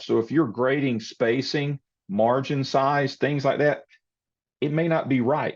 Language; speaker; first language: English; native; English